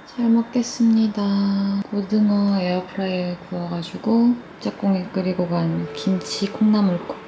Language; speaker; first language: Korean; native; Korean